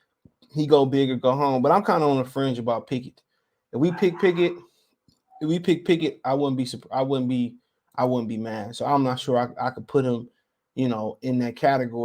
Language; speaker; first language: English; native; English